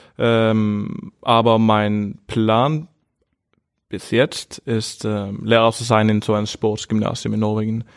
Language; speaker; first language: German; non-native, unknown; Norwegian